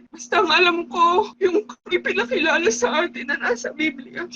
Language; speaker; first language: Filipino; native; Filipino